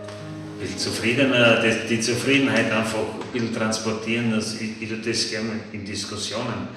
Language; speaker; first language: German; non-native, fluent; Slovenian